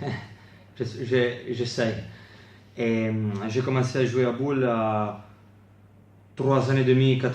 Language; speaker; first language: French; non-native, fluent; Italian